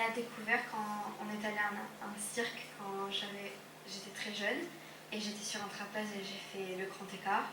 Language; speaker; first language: French; non-native, local second language; English